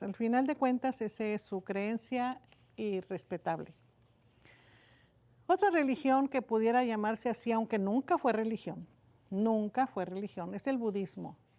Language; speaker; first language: Spanish; native; Spanish